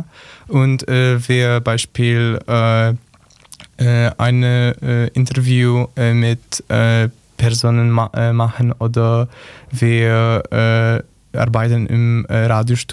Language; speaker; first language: German; non-native, learner; Polish